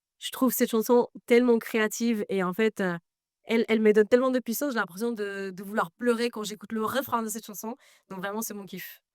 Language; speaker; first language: French; non-native, fluent; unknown